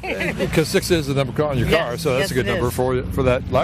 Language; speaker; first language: English; native; English